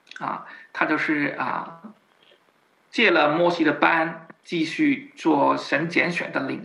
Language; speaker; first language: Chinese; native; Chinese